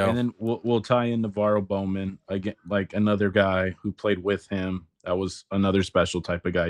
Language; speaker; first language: English; native; English